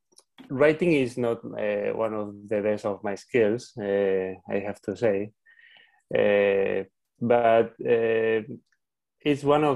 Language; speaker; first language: English; non-native, learner; Spanish